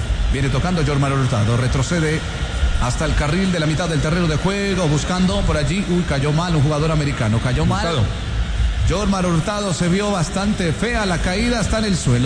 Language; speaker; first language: Spanish; native; Spanish